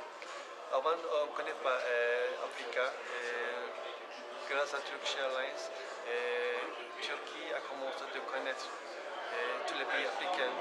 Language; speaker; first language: French; non-native, learner; Turkish